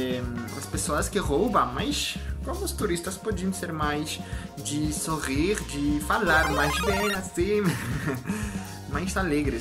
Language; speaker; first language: Portuguese; non-native, learner; French